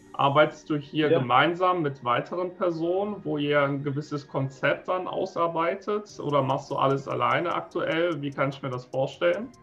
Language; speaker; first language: German; native; German